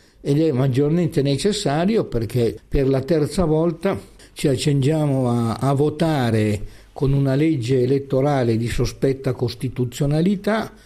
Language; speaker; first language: Italian; native; Italian